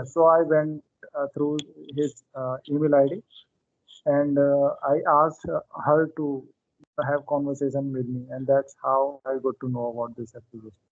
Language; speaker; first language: English; non-native, local second language; Hindi